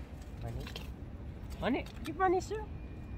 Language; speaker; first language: Korean; non-native, learner; Filipino